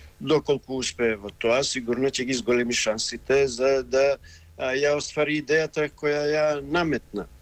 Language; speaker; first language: Macedonian; non-native, local second language; Albanian